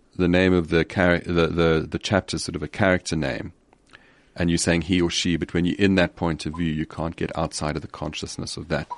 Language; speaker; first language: English; native; English